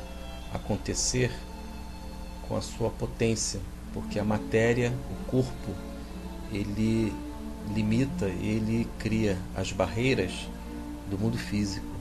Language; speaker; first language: Portuguese; native; Portuguese